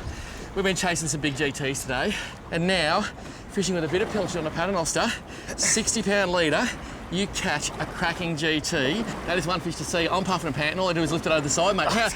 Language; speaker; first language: English; native; English